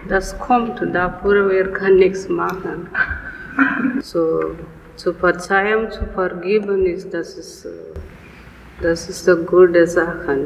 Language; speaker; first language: German; non-native, learner; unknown